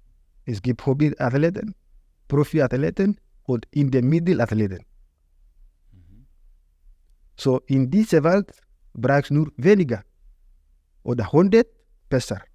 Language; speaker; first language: German; non-native, learner; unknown